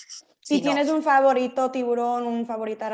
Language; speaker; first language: Spanish; early bilingual, heritage; Spanish